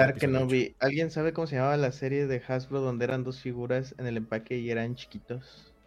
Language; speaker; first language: Spanish; native; Spanish